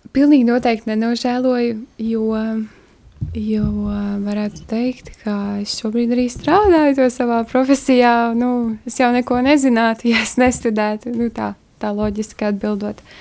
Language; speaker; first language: Latvian; native; Latvian